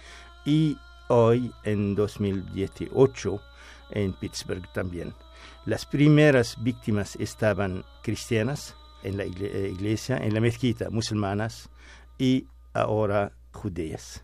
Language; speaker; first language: Spanish; non-native, fluent; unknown